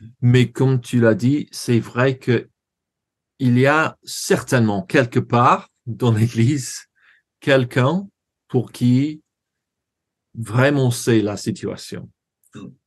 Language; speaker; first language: French; non-native, fluent; English